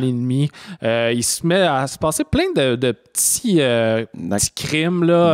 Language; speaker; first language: French; native; French